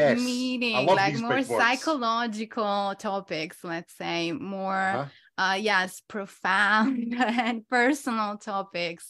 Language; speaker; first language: English; non-native, fluent; Italian